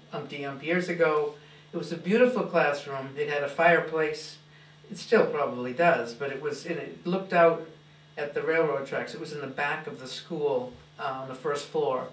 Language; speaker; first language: English; native; English